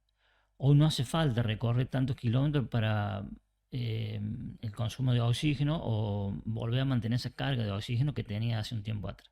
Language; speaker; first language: Spanish; native; Spanish